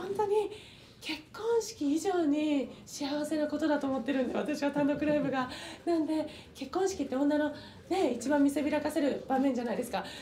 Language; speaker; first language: Japanese; native; Japanese